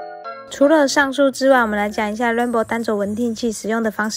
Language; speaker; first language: Chinese; native; Chinese